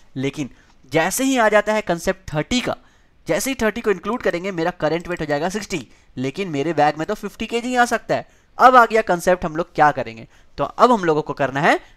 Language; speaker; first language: Hindi; native; Hindi